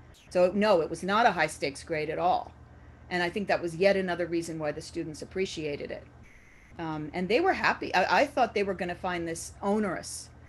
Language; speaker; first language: English; native; English